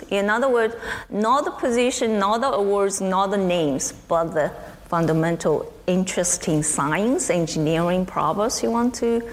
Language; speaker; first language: English; non-native, fluent; Chinese